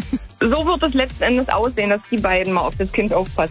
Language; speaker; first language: German; native; German